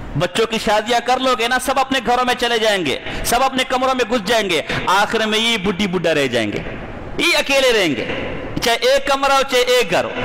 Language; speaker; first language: Urdu; non-native, local second language; Pashto